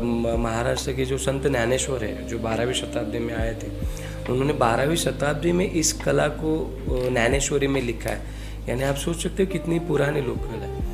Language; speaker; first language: Hindi; non-native, local second language; Marathi